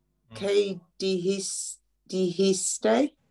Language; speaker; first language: Spanish; non-native, learner; English